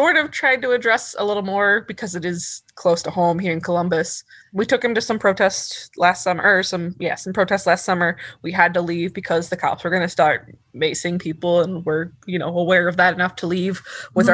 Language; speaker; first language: English; native; English